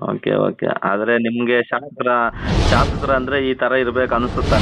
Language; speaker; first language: Kannada; native; Kannada